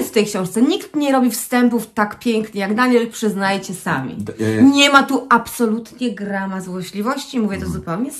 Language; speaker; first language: Polish; native; Polish